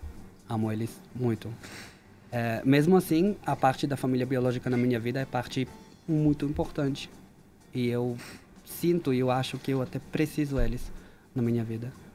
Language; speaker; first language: Portuguese; non-native, fluent; Hebrew